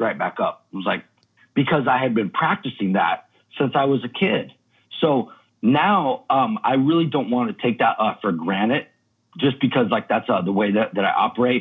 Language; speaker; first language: English; native; English